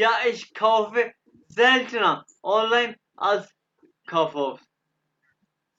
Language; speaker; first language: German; non-native, fluent; Urdu